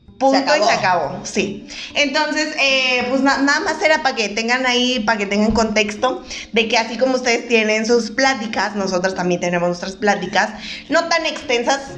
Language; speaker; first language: Spanish; native; Spanish